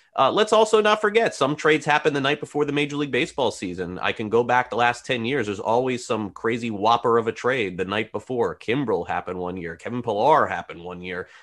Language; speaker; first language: English; native; English